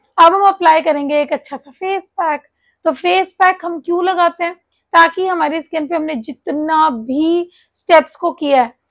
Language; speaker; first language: Hindi; native; Hindi